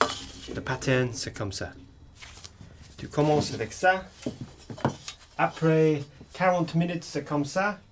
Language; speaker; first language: French; non-native, learner; English